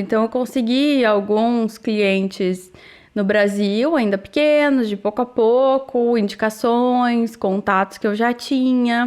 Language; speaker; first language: Portuguese; native; Portuguese